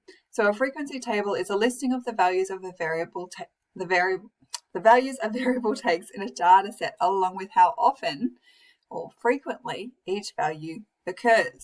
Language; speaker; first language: English; native; English